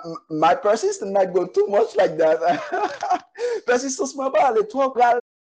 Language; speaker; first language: English; non-native, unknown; Haitian Creole